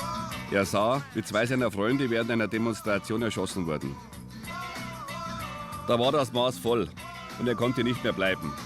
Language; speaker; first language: German; native; German